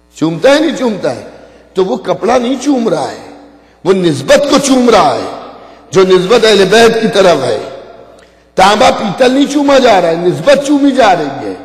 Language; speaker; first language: Urdu; native; Urdu